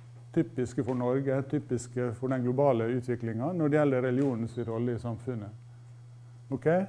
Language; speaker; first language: Norwegian; native; Norwegian